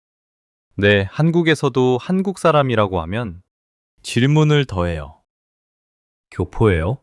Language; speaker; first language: Korean; non-native, fluent; English